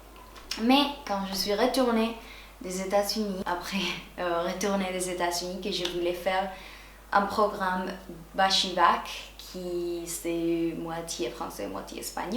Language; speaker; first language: French; non-native, fluent; Spanish